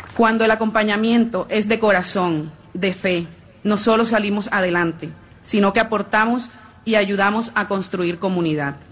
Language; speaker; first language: Spanish; native; Spanish